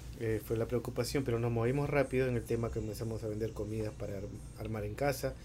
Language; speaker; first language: Spanish; native; Spanish